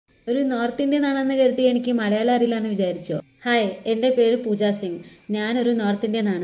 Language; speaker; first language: Malayalam; non-native, local second language; Hindi